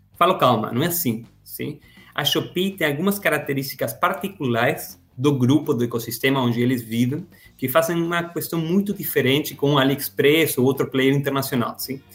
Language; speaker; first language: Portuguese; non-native, fluent; Spanish